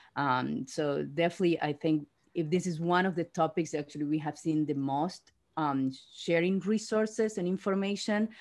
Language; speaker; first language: English; non-native, fluent; Spanish